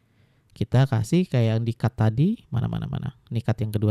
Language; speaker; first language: Indonesian; native; Indonesian